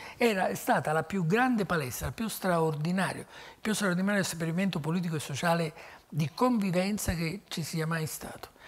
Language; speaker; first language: Italian; native; Italian